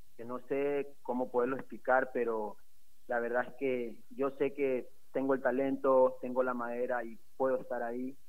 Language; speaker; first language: Spanish; native; Spanish